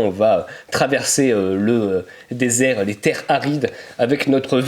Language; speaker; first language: French; native; French